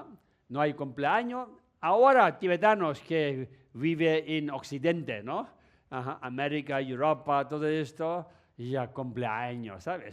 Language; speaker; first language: Spanish; non-native, learner; Tibetan